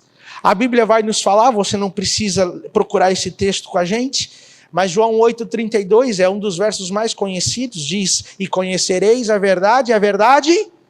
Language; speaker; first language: Portuguese; native; Portuguese